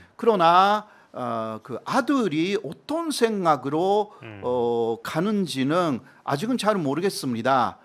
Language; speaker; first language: Korean; non-native, fluent; Japanese